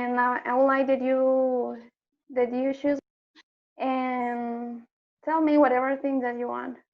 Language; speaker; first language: English; non-native, learner; Spanish